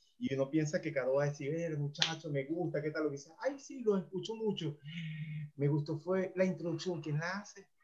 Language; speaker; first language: Spanish; native; Spanish